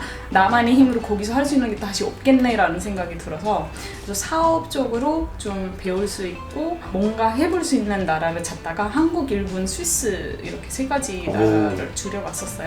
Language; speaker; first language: Korean; non-native, fluent; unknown